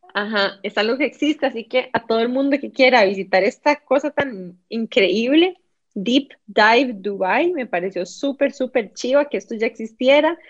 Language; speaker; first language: Spanish; native; Spanish